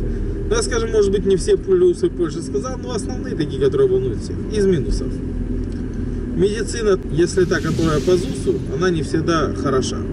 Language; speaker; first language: Russian; native; Russian